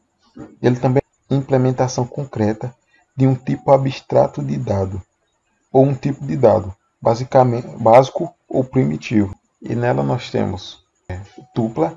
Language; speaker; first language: Portuguese; native; Portuguese